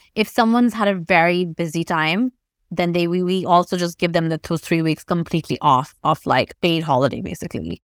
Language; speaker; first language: English; non-native, local second language; Urdu